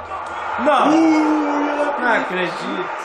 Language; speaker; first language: Portuguese; non-native, learner; English